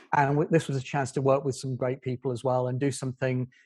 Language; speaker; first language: English; native; English